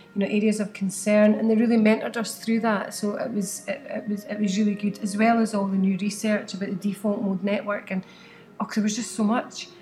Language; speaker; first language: English; native; English